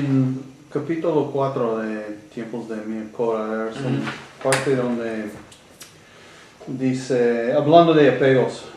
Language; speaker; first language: Spanish; non-native, learner; English